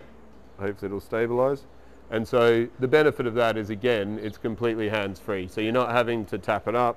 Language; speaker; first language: English; native; English